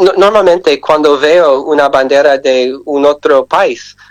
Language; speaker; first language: Spanish; non-native, learner; English